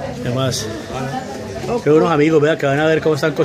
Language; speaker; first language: Spanish; native; Spanish